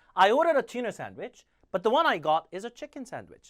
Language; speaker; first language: English; non-native, fluent; Korean